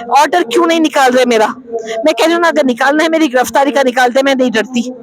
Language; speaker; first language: Urdu; native; Urdu